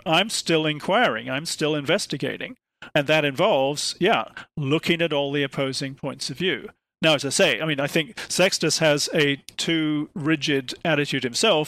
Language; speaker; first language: English; native; English